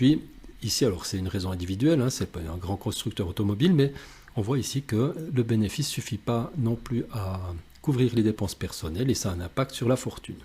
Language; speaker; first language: French; native; French